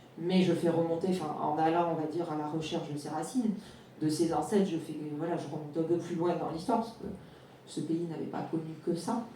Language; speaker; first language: French; native; French